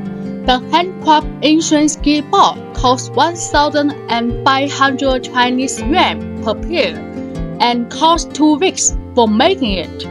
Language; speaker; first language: English; non-native, learner; Chinese